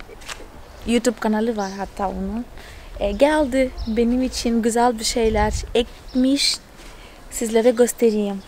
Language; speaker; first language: Turkish; non-native, fluent; Portuguese